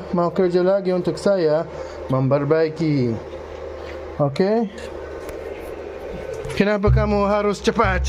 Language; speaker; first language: Indonesian; non-native, learner; English